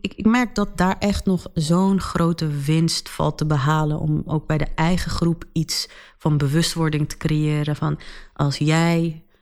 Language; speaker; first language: Dutch; early bilingual, other home language; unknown